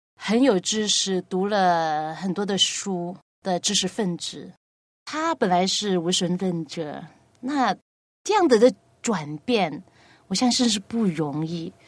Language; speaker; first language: Chinese; non-native, local second language; Cantonese